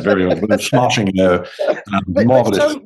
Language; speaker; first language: English; native; English